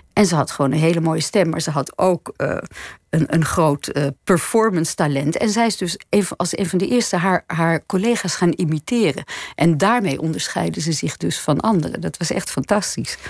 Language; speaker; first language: Dutch; native; Dutch